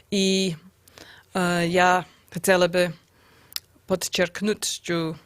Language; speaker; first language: Russian; non-native, learner; English